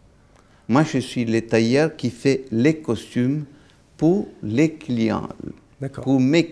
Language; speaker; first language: French; non-native, fluent; Italian